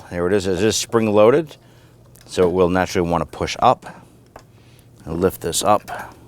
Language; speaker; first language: English; native; English